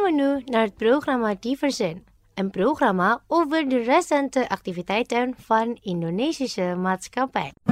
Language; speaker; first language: Dutch; non-native, local second language; Indonesian